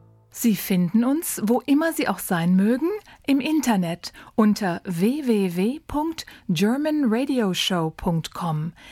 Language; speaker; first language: German; native; German